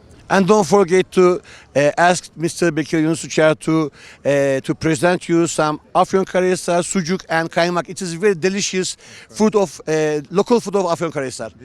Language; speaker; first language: English; non-native, fluent; Turkish